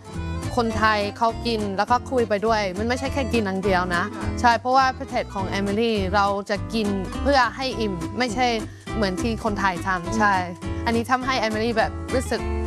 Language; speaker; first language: Thai; non-native, fluent; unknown